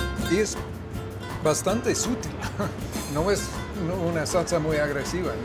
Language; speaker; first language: Spanish; non-native, fluent; English